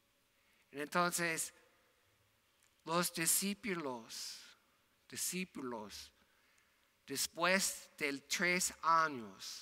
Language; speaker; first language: Spanish; non-native, fluent; English